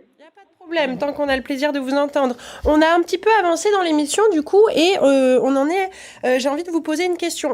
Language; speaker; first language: French; native; French